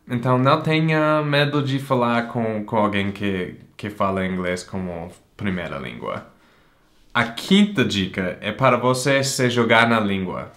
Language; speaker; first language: Portuguese; non-native, fluent; English